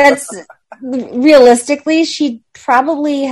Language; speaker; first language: English; native; English